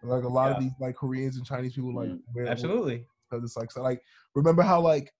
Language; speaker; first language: English; native; English